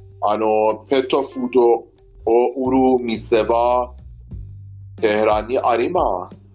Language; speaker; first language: Japanese; non-native, learner; Persian